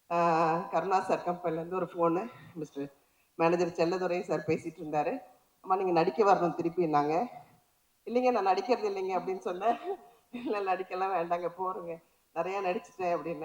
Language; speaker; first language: Tamil; native; Tamil